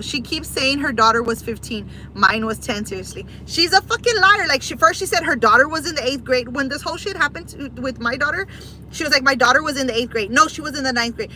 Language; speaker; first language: English; early bilingual, other home language; Spanish